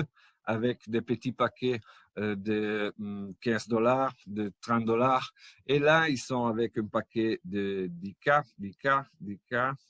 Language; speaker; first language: French; non-native, fluent; Italian